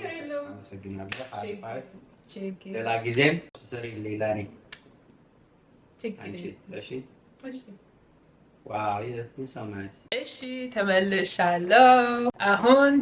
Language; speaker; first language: Amharic; non-native, learner; Arabic